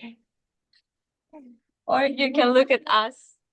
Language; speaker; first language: English; non-native, fluent; Uzbek